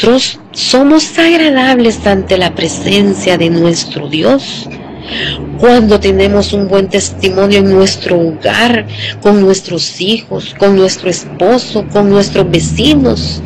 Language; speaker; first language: Spanish; native; Spanish